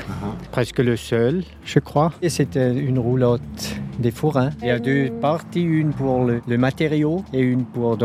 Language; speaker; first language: French; non-native, local second language; German